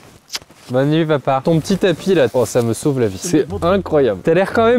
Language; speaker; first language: French; native; French